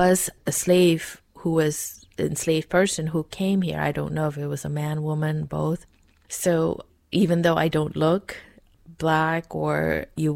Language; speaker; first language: English; non-native, fluent; Dutch